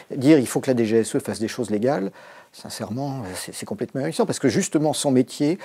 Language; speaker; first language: French; native; French